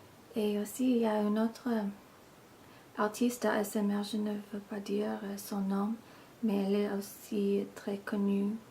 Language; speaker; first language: French; non-native, fluent; English